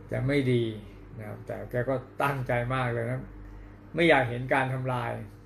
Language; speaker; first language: Thai; native; Thai